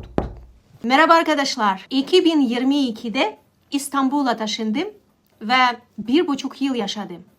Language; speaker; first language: Turkish; non-native, fluent; Russian